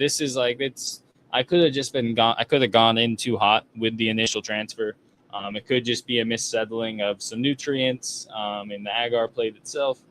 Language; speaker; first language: English; native; English